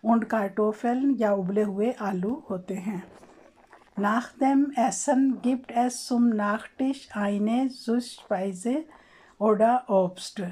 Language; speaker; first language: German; non-native, learner; Urdu